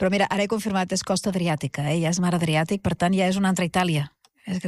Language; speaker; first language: Catalan; native; Catalan